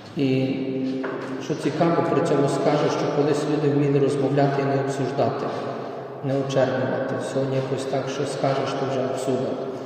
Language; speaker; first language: Ukrainian; non-native, fluent; Polish